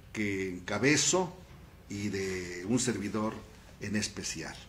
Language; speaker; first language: Spanish; native; Spanish